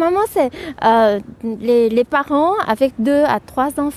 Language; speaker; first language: French; non-native, fluent; Vietnamese